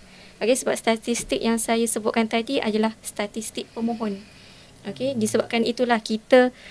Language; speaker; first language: Malay; native; Malay